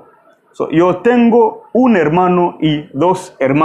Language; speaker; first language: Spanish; non-native, fluent; Swahili